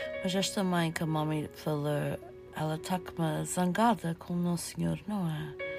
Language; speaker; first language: Portuguese; early bilingual, heritage; Portuguese